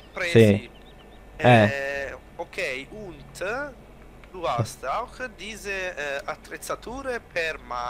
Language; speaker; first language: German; non-native, learner; Italian